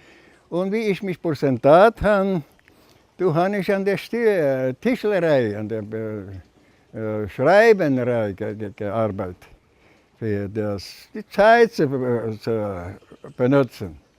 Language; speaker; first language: German; early bilingual, heritage; German